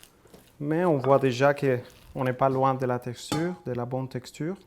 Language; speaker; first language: French; non-native, fluent; Spanish